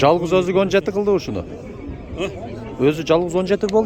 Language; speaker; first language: Kyrgyz; non-native, local second language; Uzbek